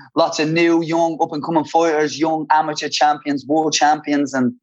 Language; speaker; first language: English; native; English